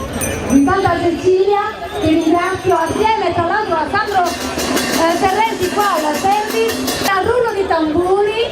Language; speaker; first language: Italian; native; Italian